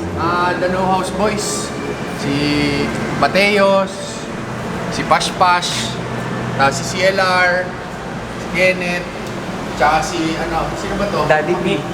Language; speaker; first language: Filipino; native; Filipino